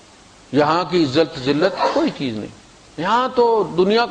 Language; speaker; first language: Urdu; non-native, local second language; Punjabi